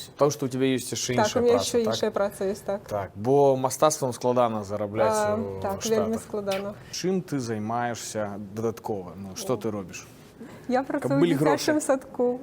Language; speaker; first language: Belarusian; non-native, local second language; Russian